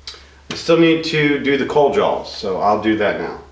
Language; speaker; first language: English; native; English